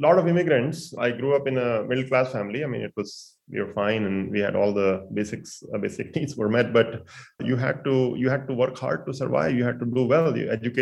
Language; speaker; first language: English; non-native, local second language; Hindi